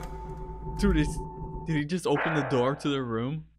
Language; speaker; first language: English; native; English